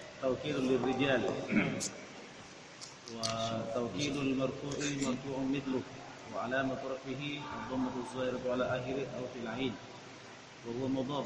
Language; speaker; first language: Arabic; non-native, learner; Indonesian